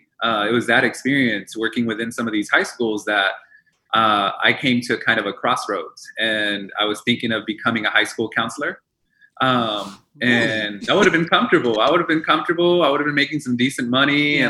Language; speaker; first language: English; early bilingual, other home language; Spanish